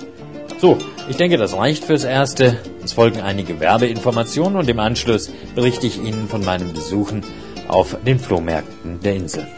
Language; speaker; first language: German; native; German